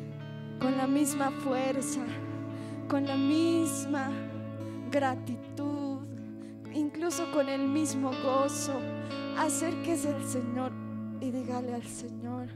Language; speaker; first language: Spanish; native; Spanish